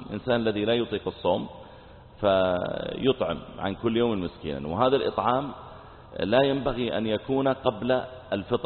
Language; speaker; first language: Arabic; native; Arabic